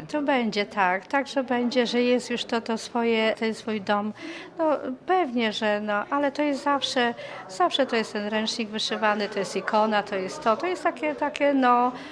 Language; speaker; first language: Polish; non-native, local second language; Ukrainian